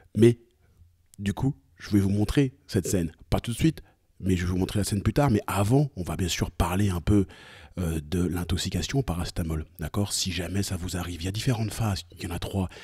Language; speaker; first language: French; native; French